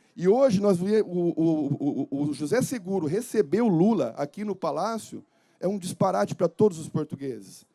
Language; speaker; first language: Portuguese; native; Portuguese